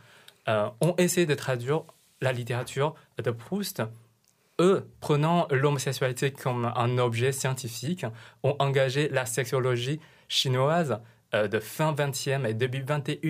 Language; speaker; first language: French; non-native, fluent; Chinese